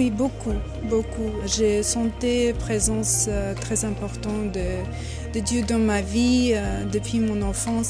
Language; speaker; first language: French; non-native, fluent; Russian